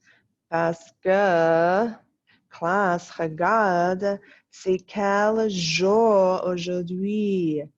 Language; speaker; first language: French; non-native, fluent; English